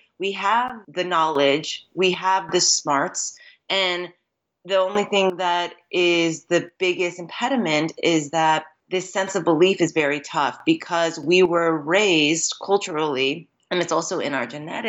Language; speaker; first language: English; native; English